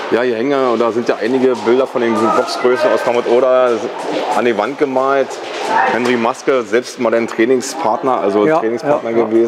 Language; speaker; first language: German; native; German